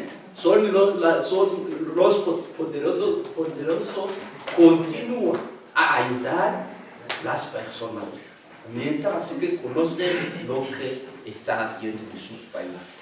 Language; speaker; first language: Spanish; non-native, fluent; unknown